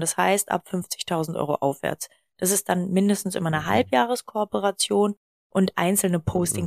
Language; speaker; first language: German; native; German